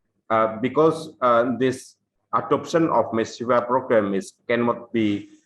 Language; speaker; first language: English; non-native, local second language; Indonesian